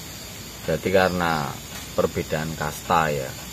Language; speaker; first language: Indonesian; native; Indonesian